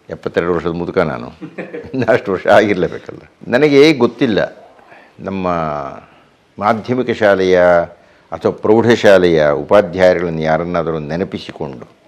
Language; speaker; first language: Kannada; native; Kannada